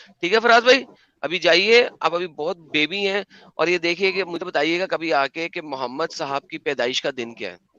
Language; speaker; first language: Urdu; native; Urdu